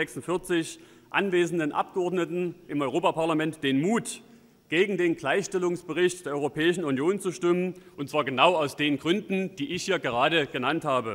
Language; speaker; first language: German; native; German